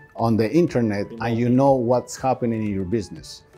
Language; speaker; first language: English; non-native, fluent; Spanish